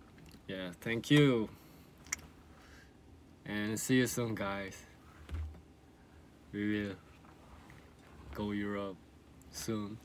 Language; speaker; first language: English; non-native, learner; Korean